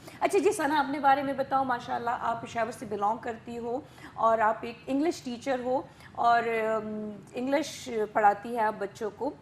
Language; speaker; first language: Urdu; non-native, local second language; Pashto